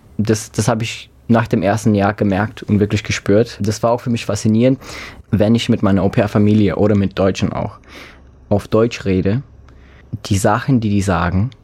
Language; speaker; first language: German; non-native, fluent; English